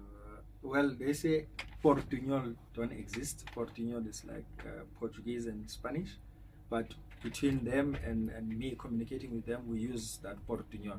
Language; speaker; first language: English; non-native, fluent; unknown